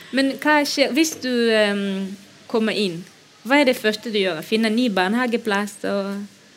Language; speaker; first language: Norwegian; non-native, fluent; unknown